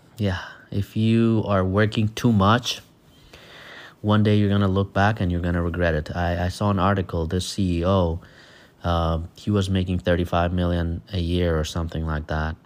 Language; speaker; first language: English; non-native, fluent; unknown